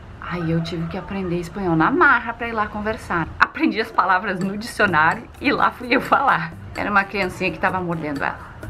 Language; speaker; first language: Portuguese; native; Portuguese